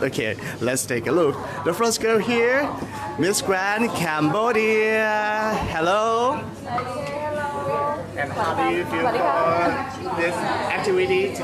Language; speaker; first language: English; non-native, learner; Thai